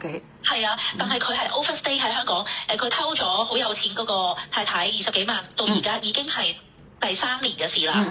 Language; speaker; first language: Cantonese; native; Cantonese